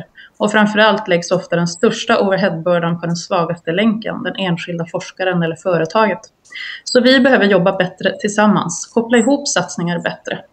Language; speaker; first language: Swedish; native; Swedish